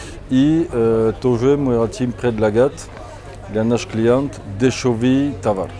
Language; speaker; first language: Russian; non-native, learner; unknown